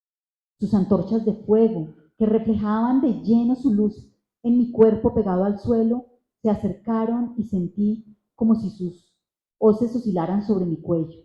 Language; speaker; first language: Spanish; native; Spanish